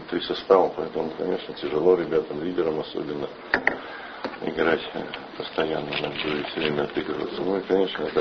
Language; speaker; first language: Russian; native; Russian